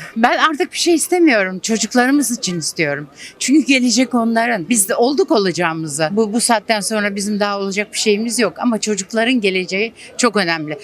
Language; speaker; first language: Turkish; native; Turkish